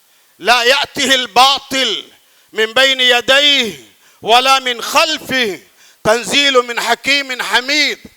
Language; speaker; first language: Arabic; non-native, fluent; Urdu